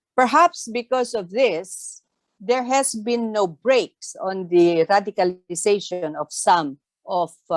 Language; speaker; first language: English; non-native, local second language; Tausug